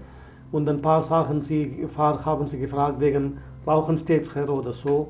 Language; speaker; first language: German; non-native, learner; Tamil